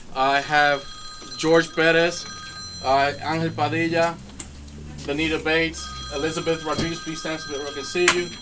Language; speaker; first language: English; early bilingual, other home language; Spanish